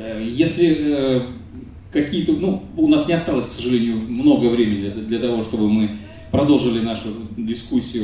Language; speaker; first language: Russian; native; Russian